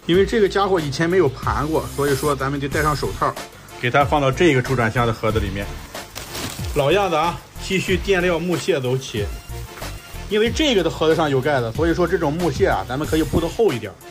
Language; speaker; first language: Chinese; native; Chinese